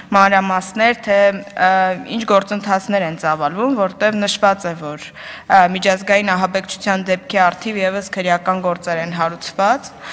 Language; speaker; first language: Armenian; native; Armenian